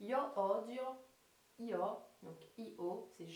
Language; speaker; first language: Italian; non-native, fluent; French